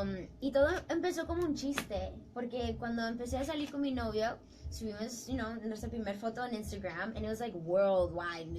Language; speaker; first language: Spanish; early bilingual, heritage; English